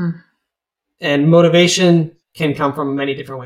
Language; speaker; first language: English; native; English